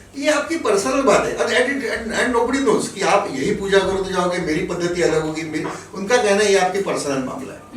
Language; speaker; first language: Hindi; non-native, local second language; Marathi